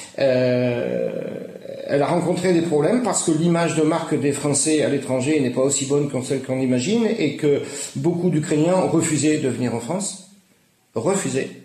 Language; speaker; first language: French; native; French